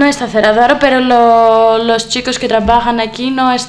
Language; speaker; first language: Spanish; non-native, learner; Greek